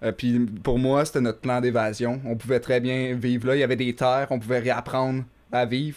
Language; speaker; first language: French; native; French